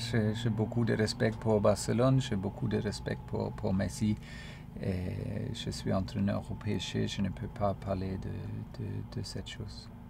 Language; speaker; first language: French; non-native, fluent; German